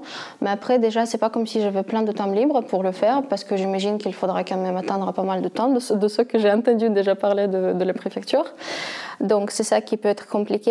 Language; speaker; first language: French; non-native, fluent; Russian